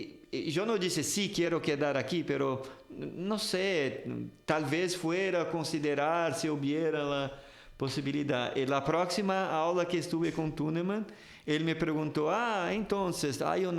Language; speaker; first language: Spanish; non-native, fluent; Portuguese